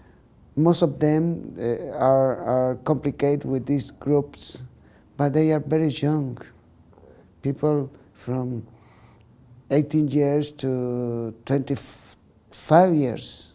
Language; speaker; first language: English; non-native, learner; Spanish